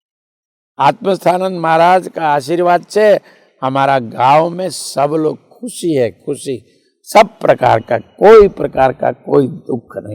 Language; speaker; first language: Hindi; non-native, local second language; Bangla